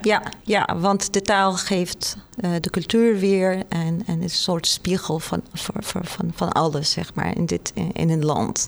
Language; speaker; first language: Dutch; non-native, fluent; Arabic